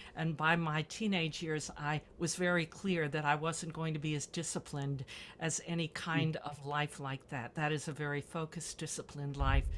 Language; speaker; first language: English; native; English